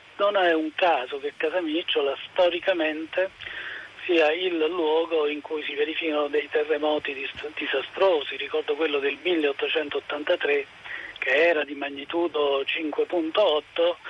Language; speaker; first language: Italian; native; Italian